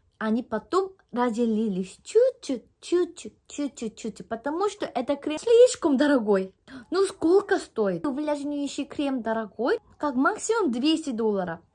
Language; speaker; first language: Russian; non-native, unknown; Korean